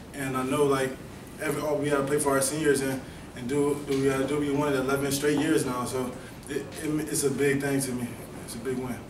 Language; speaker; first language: English; native; English